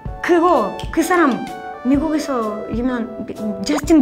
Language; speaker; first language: Korean; non-native, fluent; Ukrainian